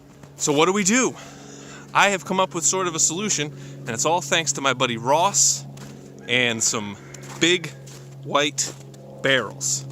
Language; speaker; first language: English; native; English